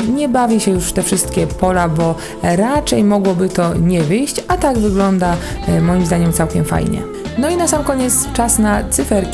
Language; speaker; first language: Polish; native; Polish